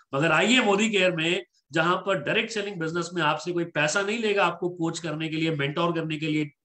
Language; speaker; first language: Hindi; native; Hindi